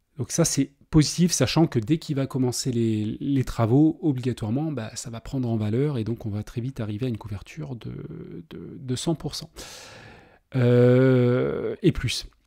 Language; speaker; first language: French; native; French